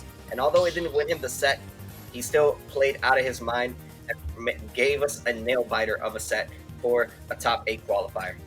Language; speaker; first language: English; native; English